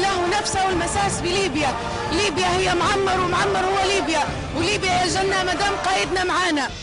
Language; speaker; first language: Arabic; native; Arabic